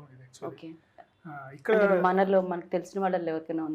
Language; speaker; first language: Telugu; native; Telugu